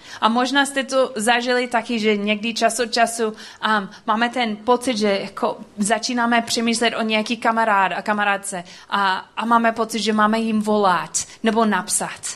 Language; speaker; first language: Czech; non-native, learner; English